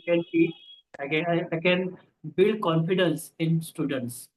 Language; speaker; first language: English; non-native, local second language; Marathi